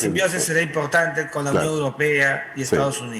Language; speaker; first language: Spanish; native; Spanish